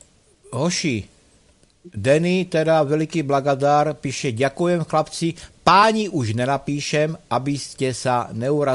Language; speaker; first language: Czech; native; Czech